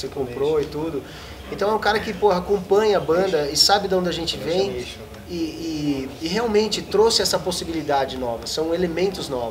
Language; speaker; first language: Portuguese; native; Portuguese